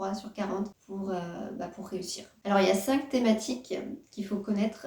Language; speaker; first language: French; native; French